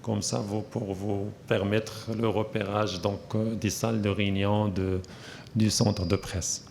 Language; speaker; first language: French; non-native, local second language; Arabic